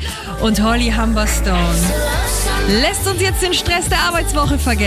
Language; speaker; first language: German; native; German